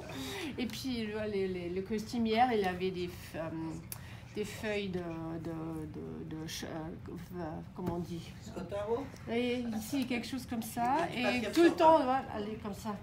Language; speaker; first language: French; non-native, fluent; German